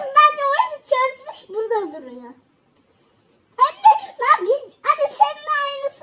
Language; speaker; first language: Turkish; native; Turkish